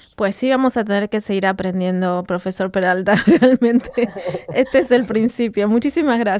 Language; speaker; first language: Spanish; native; Spanish